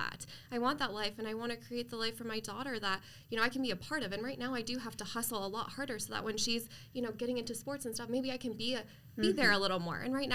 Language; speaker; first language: English; native; English